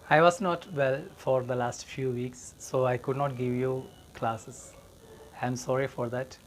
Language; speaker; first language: English; non-native, local second language; Malayalam